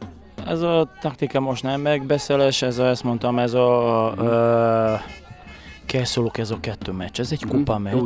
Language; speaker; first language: Hungarian; non-native, learner; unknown